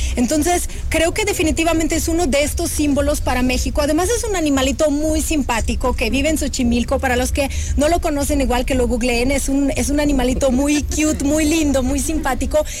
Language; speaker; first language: Spanish; non-native, fluent; Russian